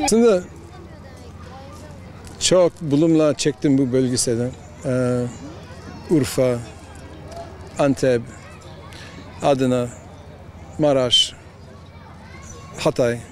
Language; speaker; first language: Turkish; non-native, learner; English